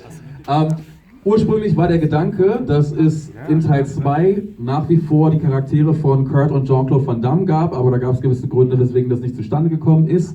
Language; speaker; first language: German; native; German